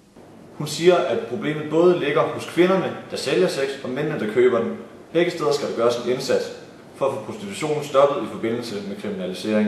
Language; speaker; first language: Danish; native; Danish